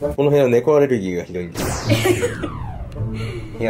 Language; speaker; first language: Japanese; native; Japanese